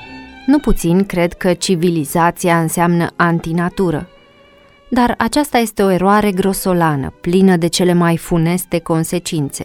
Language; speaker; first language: Romanian; native; Romanian